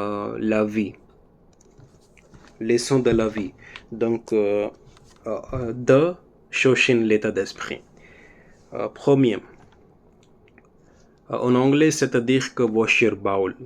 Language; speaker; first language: French; non-native, learner; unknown